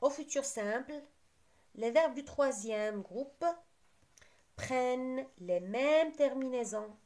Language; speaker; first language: French; non-native, local second language; Arabic